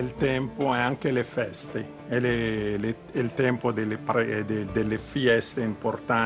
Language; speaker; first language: Italian; non-native, fluent; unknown